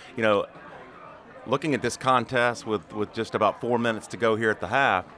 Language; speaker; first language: English; native; English